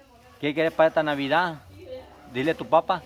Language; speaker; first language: Spanish; native; Spanish